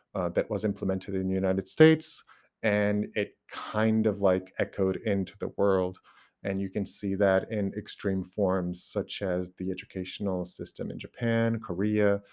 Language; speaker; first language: English; non-native, fluent; Portuguese